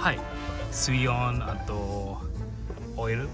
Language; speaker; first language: Japanese; non-native, fluent; English